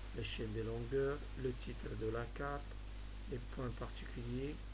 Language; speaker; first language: French; non-native, local second language; Arabic